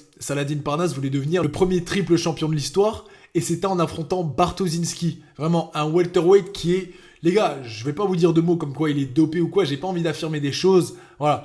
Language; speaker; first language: French; native; French